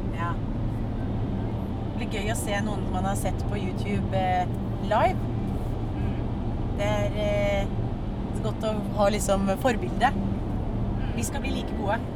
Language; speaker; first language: Norwegian; native; Norwegian